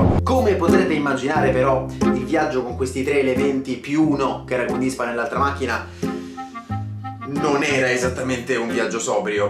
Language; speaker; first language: Italian; native; Italian